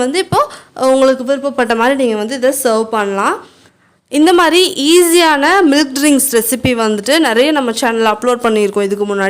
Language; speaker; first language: Tamil; native; Tamil